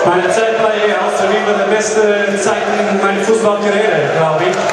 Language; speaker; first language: German; non-native, learner; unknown